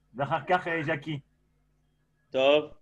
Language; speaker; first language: Hebrew; non-native, fluent; French